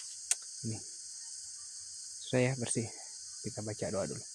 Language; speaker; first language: Indonesian; native; Indonesian